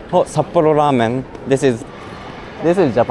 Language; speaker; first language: English; non-native, learner; Japanese